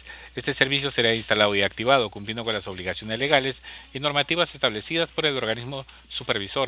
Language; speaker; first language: Spanish; native; Spanish